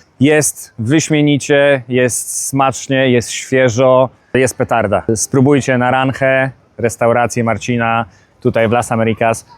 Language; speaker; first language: Polish; native; Polish